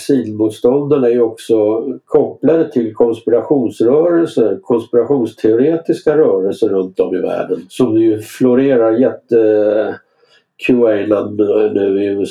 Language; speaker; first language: Swedish; native; Swedish